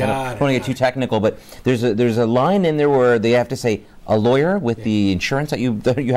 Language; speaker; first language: English; native; English